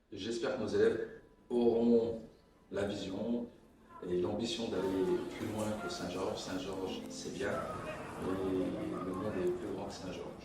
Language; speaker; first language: French; native; French